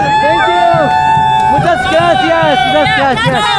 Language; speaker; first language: Spanish; non-native, learner; Korean